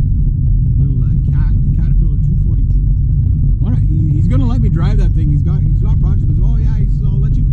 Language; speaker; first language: English; native; English